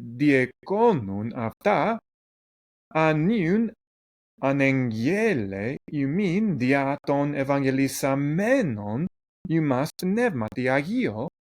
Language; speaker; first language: Greek; non-native, fluent; English